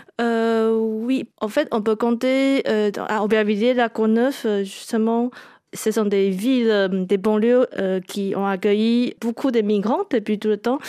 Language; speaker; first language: French; non-native, fluent; Chinese